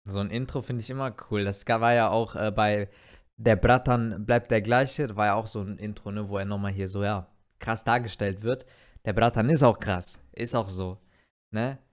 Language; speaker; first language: German; early bilingual, other home language; Turkish